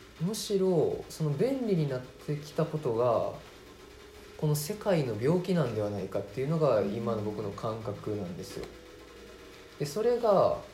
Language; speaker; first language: Japanese; native; Japanese